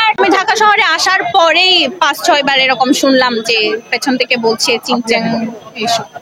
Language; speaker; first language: Bangla; non-native, local second language; Chakma